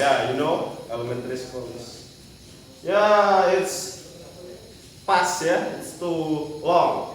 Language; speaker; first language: English; non-native, learner; Indonesian